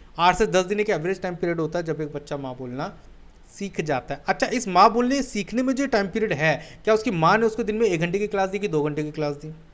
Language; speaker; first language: Hindi; native; Hindi